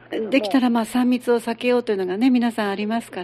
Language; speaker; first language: Japanese; native; Japanese